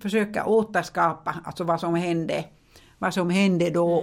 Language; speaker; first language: Swedish; non-native, fluent; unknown